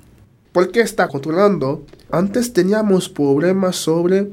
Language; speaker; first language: Spanish; non-native, fluent; Haitian Creole